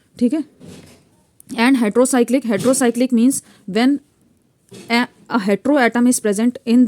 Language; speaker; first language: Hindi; native; Hindi